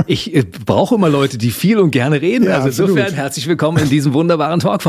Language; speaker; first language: German; native; German